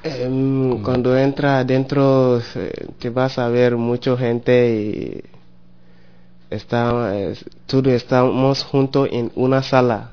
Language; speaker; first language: Spanish; non-native, learner; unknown